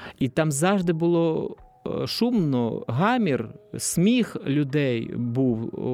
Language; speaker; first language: Ukrainian; native; Ukrainian